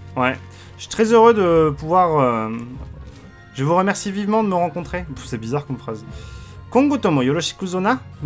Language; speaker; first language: French; native; French